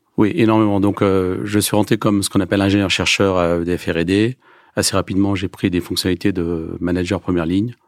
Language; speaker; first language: French; early bilingual, other home language; Turkish